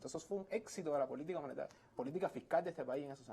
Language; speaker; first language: Spanish; native; Spanish